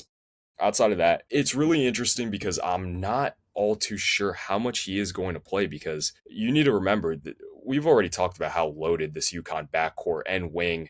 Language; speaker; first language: English; native; English